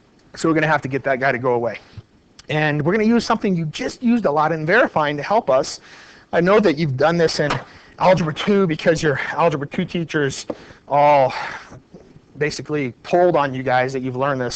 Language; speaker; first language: English; native; English